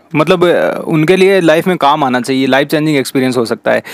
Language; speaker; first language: Hindi; native; Hindi